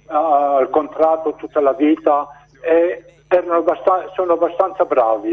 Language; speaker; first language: Italian; non-native, local second language; Slovenian